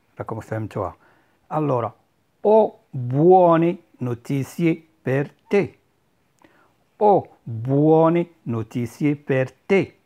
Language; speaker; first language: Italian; non-native, fluent; Arabic